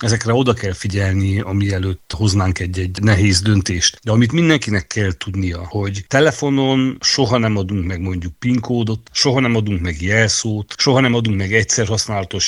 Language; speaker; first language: Hungarian; native; Hungarian